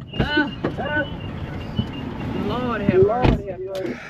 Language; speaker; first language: English; native; English